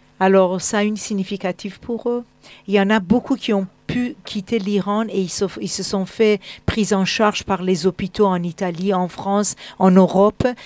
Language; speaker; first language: French; non-native, fluent; Persian